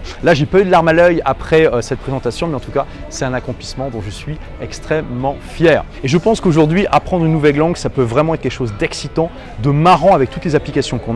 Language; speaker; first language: French; native; French